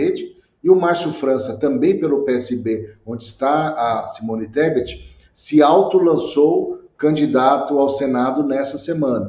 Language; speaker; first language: Portuguese; native; Portuguese